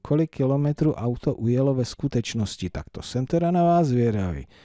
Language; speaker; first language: Czech; native; Czech